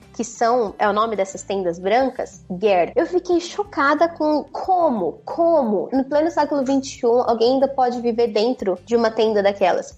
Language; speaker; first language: Portuguese; native; Portuguese